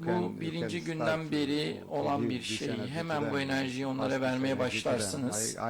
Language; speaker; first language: Turkish; non-native, learner; Portuguese